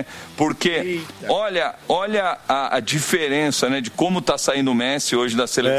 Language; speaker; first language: Portuguese; native; Portuguese